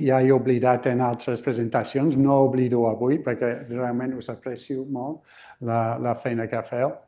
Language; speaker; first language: Catalan; non-native, fluent; English